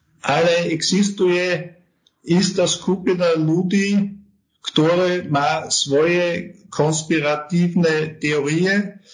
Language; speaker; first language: Slovak; non-native, learner; German